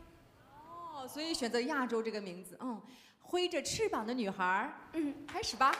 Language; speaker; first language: Chinese; native; Chinese